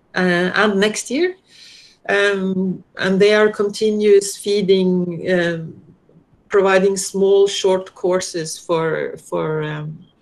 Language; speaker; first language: English; non-native, fluent; Norwegian